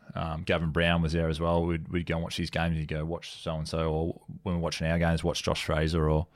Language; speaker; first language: English; native; English